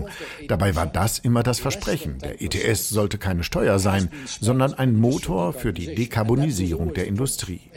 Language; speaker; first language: German; native; German